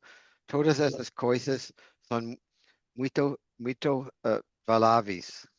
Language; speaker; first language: Portuguese; non-native, fluent; English